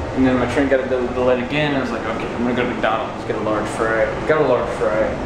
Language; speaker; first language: English; native; English